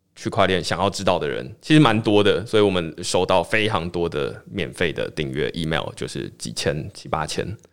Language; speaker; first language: Chinese; native; Chinese